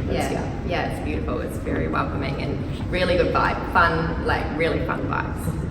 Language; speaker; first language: English; native; English